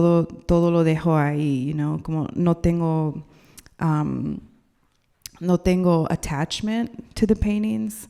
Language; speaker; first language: Spanish; non-native, learner; English